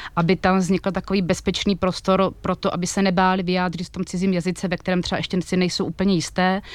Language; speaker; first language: Czech; non-native, fluent; Ukrainian